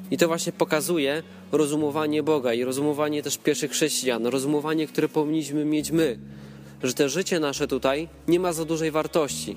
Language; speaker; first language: Polish; native; Polish